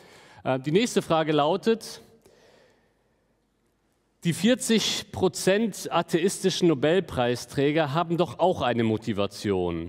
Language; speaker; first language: German; native; German